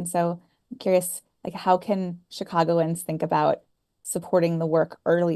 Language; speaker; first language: English; native; English